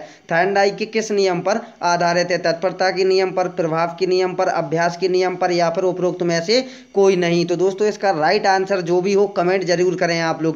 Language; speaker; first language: Hindi; native; Hindi